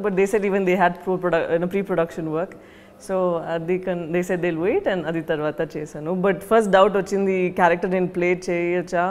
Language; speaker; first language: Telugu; non-native, learner; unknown